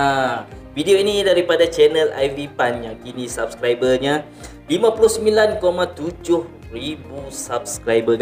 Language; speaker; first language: Malay; native; Malay